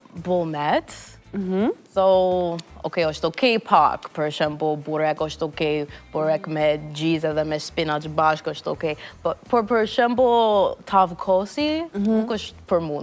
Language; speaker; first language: Albanian; non-native, learner; English